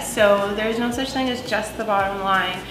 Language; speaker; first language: English; native; English